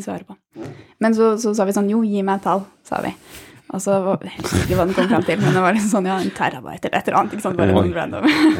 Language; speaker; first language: Norwegian; native; Norwegian